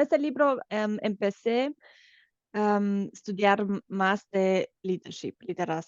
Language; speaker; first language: Spanish; non-native, fluent; Romanian